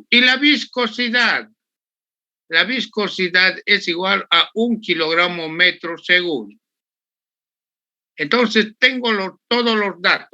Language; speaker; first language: Spanish; native; Spanish